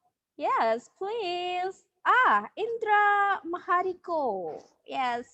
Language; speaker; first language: English; non-native, learner; Indonesian